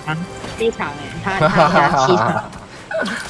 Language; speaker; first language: Chinese; native; Chinese